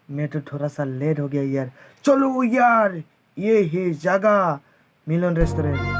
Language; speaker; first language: Hindi; non-native, local second language; Bodo